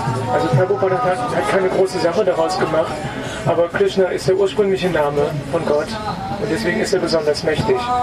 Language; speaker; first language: German; native; German